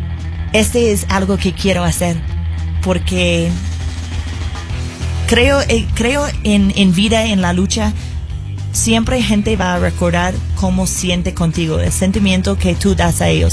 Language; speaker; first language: Spanish; non-native, fluent; English